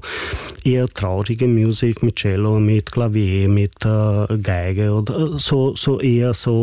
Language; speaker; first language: German; non-native, fluent; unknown